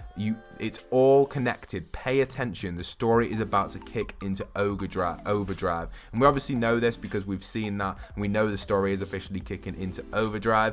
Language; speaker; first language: English; native; English